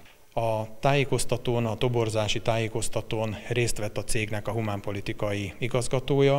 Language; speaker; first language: Hungarian; native; Hungarian